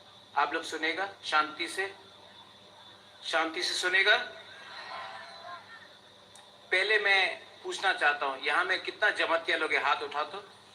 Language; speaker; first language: Hindi; non-native, local second language; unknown